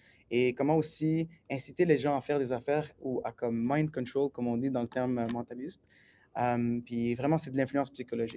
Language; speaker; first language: French; native; French